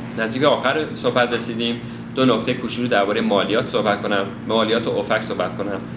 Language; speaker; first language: Persian; early bilingual, heritage; Persian